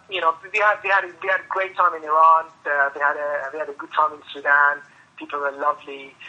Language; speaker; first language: English; non-native, fluent; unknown